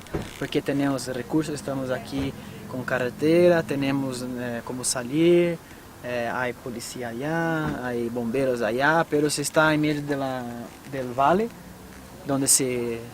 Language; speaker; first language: Spanish; non-native, fluent; Portuguese